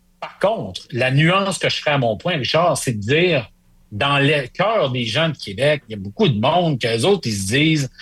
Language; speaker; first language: French; native; French